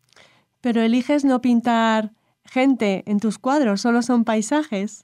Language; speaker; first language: Spanish; native; Spanish